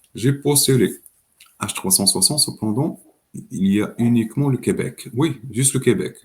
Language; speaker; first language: French; non-native, local second language; Arabic